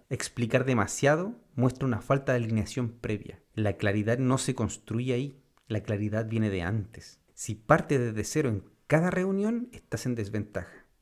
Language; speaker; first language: Spanish; native; Spanish